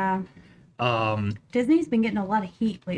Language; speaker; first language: English; native; English